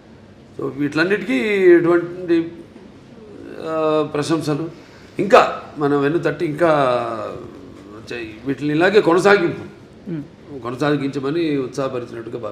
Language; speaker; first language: Telugu; native; Telugu